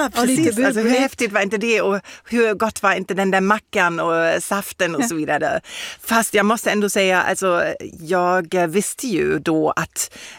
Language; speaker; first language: Swedish; non-native, fluent; German